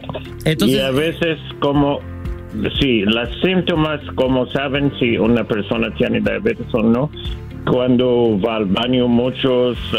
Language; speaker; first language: Spanish; non-native, learner; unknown